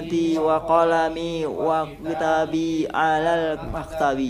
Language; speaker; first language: Arabic; non-native, learner; Indonesian